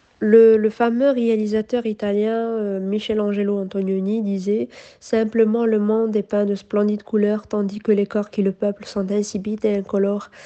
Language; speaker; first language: French; non-native, local second language; Arabic